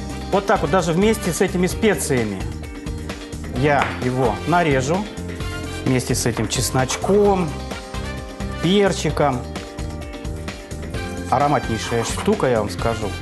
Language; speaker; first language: Russian; native; Russian